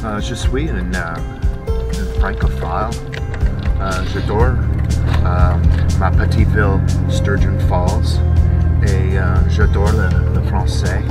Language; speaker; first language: French; non-native, learner; English